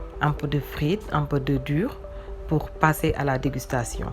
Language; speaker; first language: French; non-native, local second language; Wolof